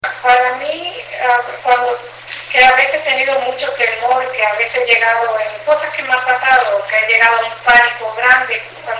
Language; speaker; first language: Spanish; native; Spanish